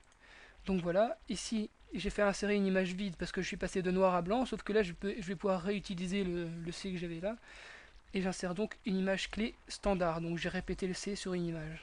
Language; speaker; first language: French; native; French